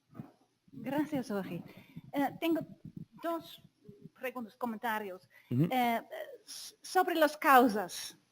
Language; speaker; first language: Spanish; non-native, fluent; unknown